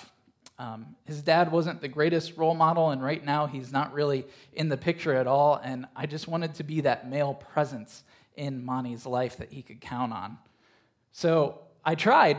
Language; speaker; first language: English; native; English